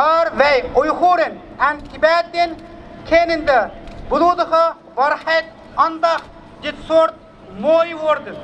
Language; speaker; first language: Dutch; non-native, fluent; Uyghur